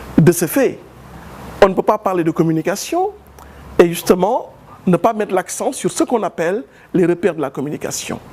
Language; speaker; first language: French; non-native, local second language; Wolof